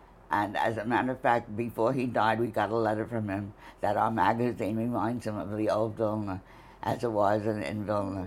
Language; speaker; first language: English; native; English